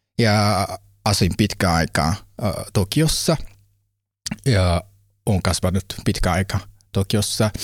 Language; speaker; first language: Finnish; non-native, learner; Japanese